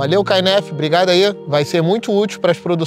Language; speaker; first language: Portuguese; native; Portuguese